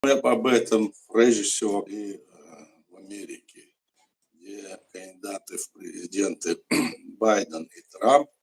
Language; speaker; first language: Russian; non-native, local second language; Chechen